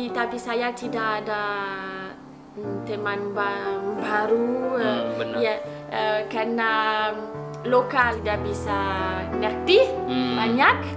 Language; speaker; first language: Indonesian; non-native, learner; English